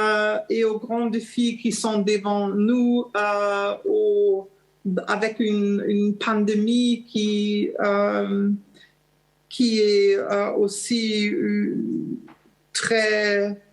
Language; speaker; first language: French; non-native, fluent; German